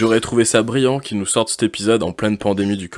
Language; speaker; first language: French; native; French